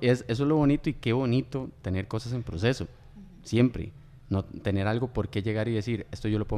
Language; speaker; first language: Spanish; native; Spanish